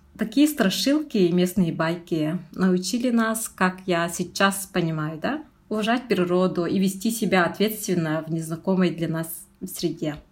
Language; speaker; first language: Russian; non-native, local second language; Yakut